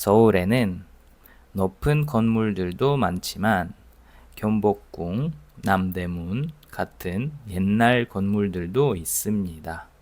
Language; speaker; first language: Korean; non-native, fluent; Russian